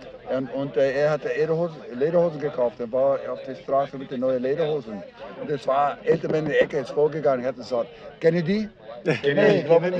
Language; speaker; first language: German; non-native, learner; English